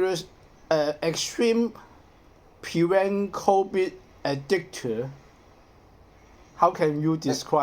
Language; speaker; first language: English; non-native, learner; Cantonese